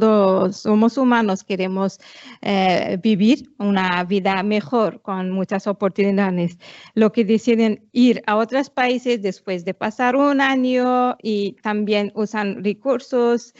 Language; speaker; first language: Spanish; non-native, fluent; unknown